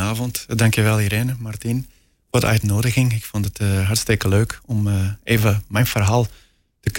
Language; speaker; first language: Dutch; non-native, fluent; Portuguese